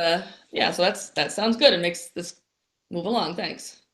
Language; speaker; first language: English; native; English